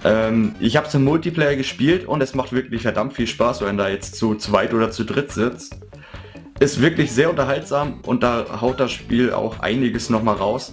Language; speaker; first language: German; native; German